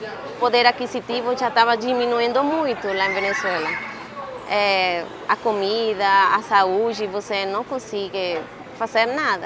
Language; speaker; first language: Portuguese; non-native, learner; Spanish